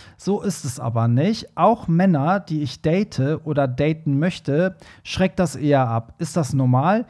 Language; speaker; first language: German; early bilingual, other home language; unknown